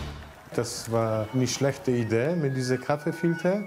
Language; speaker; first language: German; non-native, local second language; Polish